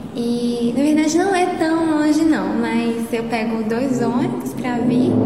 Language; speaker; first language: Portuguese; native; Portuguese